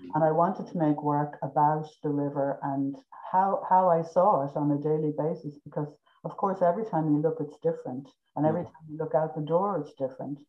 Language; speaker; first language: English; native; English